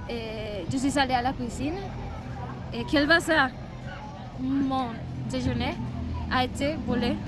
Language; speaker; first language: French; non-native, learner; Spanish